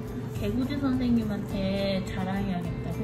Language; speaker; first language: Korean; native; Korean